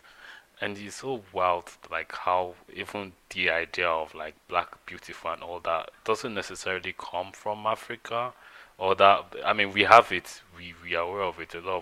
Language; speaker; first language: English; non-native, local second language; Yoruba